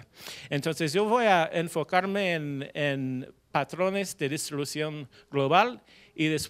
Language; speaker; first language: Spanish; non-native, fluent; English